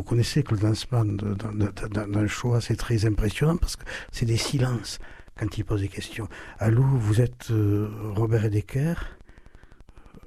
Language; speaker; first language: French; non-native, local second language; German